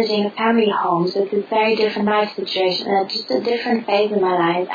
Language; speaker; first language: English; non-native, fluent; German